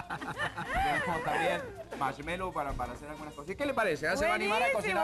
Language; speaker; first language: Spanish; native; Spanish